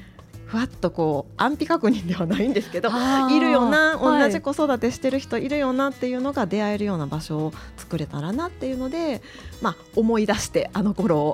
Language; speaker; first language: Japanese; native; Japanese